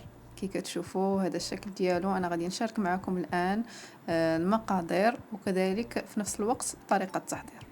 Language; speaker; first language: Arabic; native; Arabic